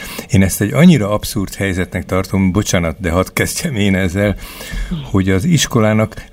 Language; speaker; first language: Hungarian; native; Hungarian